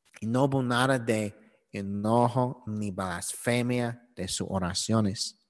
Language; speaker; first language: Spanish; non-native, learner; English